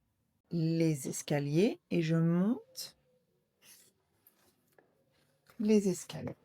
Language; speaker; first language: French; native; French